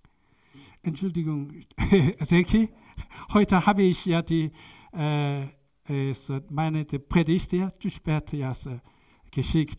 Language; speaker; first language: German; non-native, learner; Korean